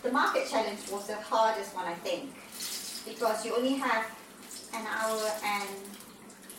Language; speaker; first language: English; non-native, local second language; Malay